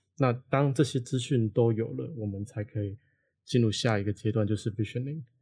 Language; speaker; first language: Chinese; non-native, local second language; Cantonese